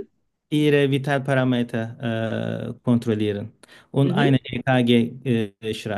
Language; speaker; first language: German; non-native, learner; Turkish